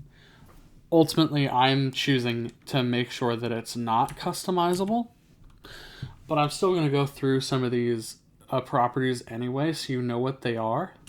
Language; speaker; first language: English; native; English